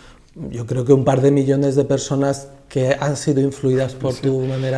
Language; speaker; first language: Spanish; native; Spanish